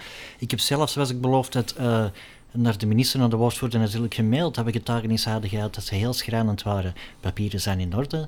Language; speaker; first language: Dutch; native; Dutch